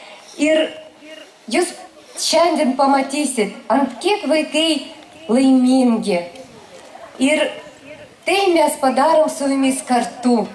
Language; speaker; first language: Lithuanian; non-native, fluent; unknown